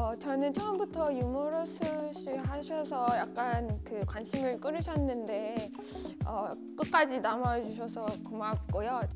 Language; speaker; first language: Korean; non-native, fluent; Turkish